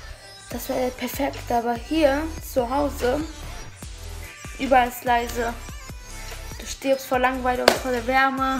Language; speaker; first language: German; early bilingual, other home language; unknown